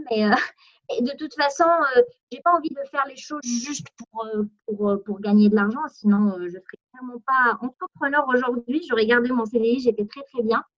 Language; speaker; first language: French; non-native, local second language; Arabic